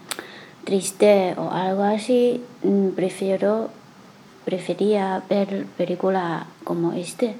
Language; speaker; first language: Spanish; non-native, learner; Chinese